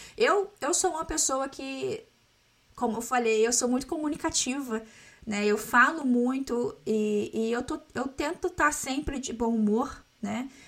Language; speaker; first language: Portuguese; native; Portuguese